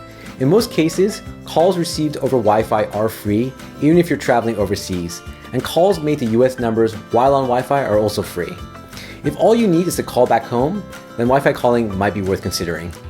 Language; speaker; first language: English; native; English